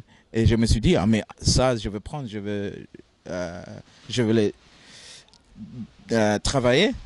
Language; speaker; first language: French; non-native, fluent; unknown